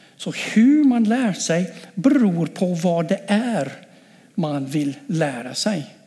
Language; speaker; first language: Swedish; non-native, fluent; English